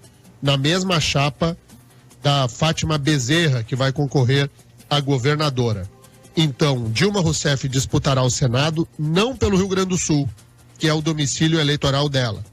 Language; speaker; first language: Portuguese; native; Portuguese